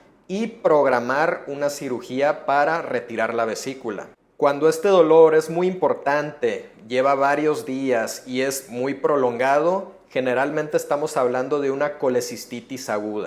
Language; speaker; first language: Spanish; native; Spanish